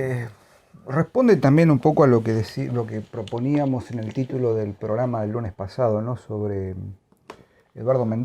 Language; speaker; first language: Spanish; native; Spanish